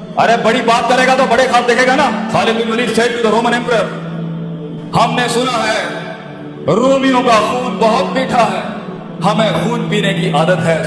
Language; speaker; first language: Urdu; non-native, local second language; Punjabi